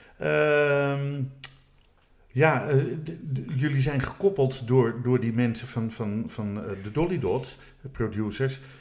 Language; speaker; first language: Dutch; native; Dutch